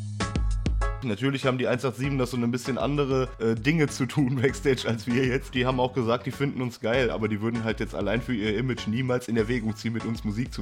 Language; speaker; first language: German; native; German